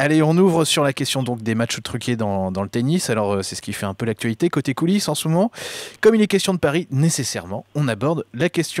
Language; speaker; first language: French; native; French